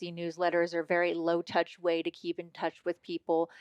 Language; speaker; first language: English; native; English